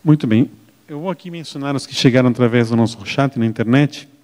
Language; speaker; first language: Portuguese; native; Portuguese